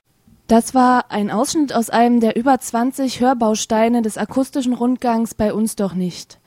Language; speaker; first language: German; native; German